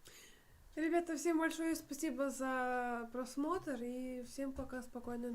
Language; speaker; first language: Russian; native; Russian